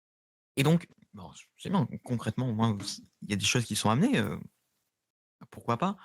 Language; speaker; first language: French; native; French